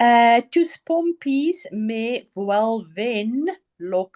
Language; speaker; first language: Spanish; non-native, learner; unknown